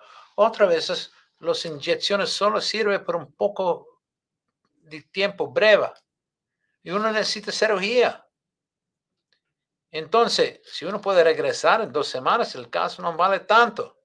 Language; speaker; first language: Spanish; non-native, learner; English